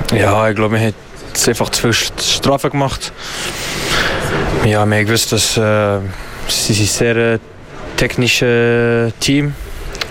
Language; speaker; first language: German; non-native, learner; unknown